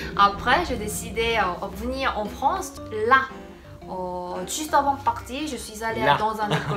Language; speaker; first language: French; non-native, fluent; Korean